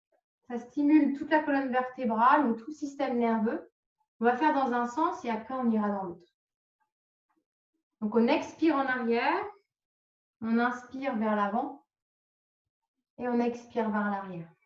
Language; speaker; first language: French; native; French